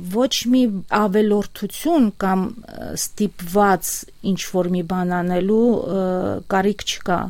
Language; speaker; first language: Armenian; native; Armenian